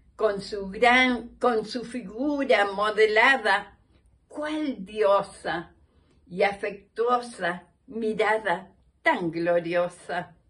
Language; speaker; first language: Spanish; native; Spanish